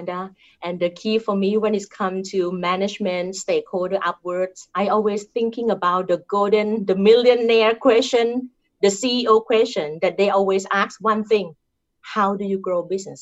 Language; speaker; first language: English; non-native, fluent; Thai